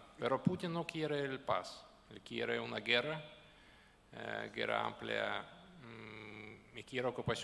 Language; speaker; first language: Spanish; non-native, fluent; Ukrainian